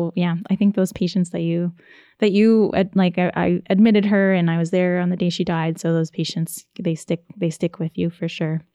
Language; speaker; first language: English; native; English